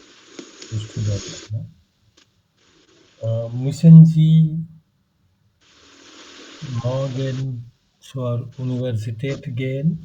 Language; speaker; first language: German; non-native, fluent; Bangla